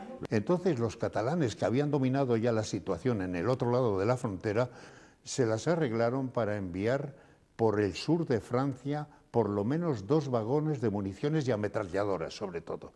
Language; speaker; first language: Spanish; native; Spanish